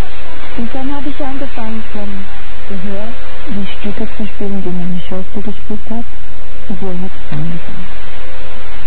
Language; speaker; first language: German; non-native, fluent; Portuguese